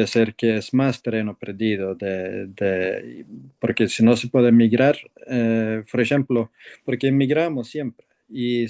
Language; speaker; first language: Spanish; non-native, fluent; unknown